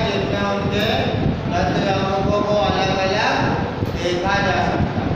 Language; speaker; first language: Hindi; native; Hindi